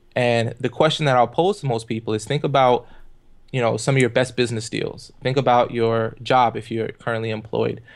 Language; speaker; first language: English; native; English